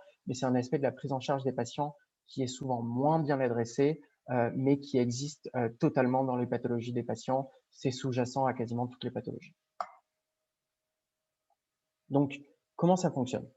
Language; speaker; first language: French; native; French